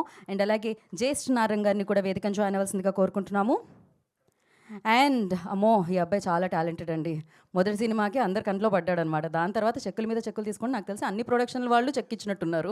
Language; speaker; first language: Telugu; native; Telugu